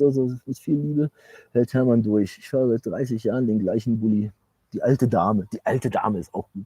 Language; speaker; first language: German; native; German